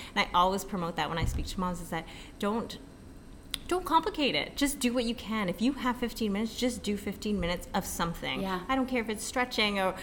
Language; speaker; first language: English; early bilingual, other home language; Filipino